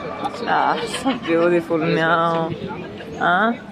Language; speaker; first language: English; non-native, fluent; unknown